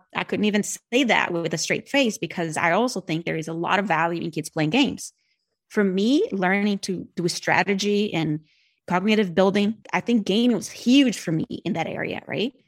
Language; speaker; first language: English; non-native, fluent; Portuguese